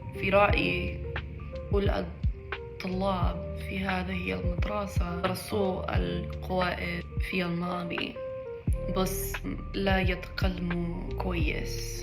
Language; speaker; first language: Arabic; non-native, learner; English